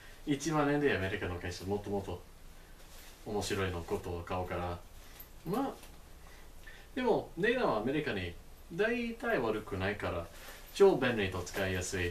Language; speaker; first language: Japanese; non-native, fluent; English